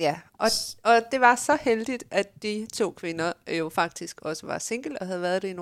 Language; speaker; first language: Danish; native; Danish